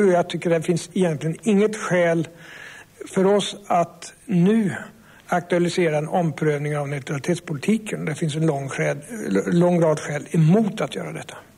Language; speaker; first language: Swedish; native; Swedish